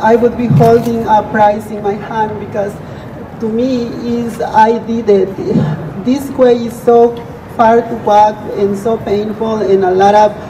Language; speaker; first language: English; non-native, fluent; Spanish